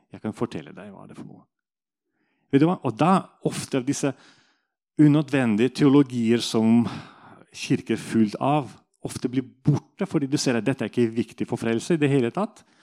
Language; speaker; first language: Norwegian; non-native, fluent; Russian